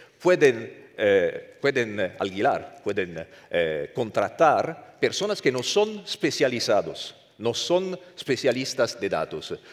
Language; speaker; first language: Spanish; non-native, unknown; Italian